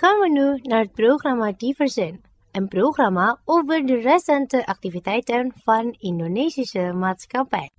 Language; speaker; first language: Dutch; non-native, fluent; Indonesian